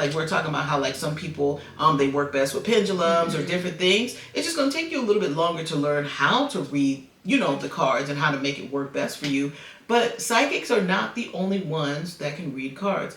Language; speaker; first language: English; native; English